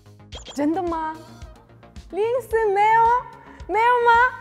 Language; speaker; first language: Chinese; non-native, learner; Russian